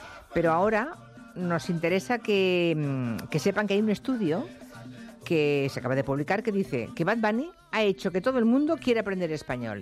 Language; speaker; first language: Spanish; native; Spanish